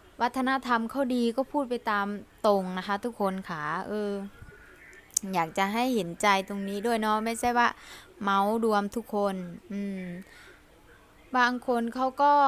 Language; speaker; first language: Thai; early bilingual, other home language; Lao